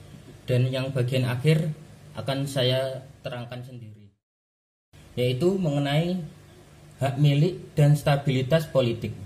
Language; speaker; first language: Indonesian; native; Indonesian